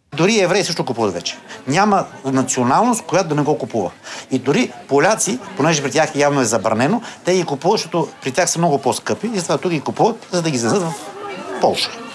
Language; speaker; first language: Bulgarian; native; Bulgarian